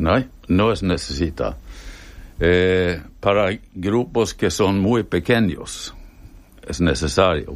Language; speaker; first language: Spanish; non-native, fluent; Swedish